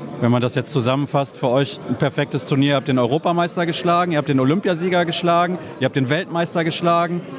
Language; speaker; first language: German; native; German